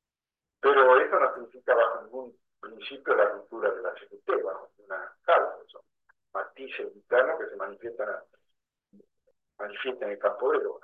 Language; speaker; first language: Spanish; native; Spanish